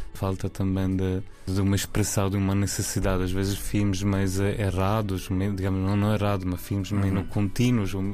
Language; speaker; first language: Portuguese; non-native, fluent; Italian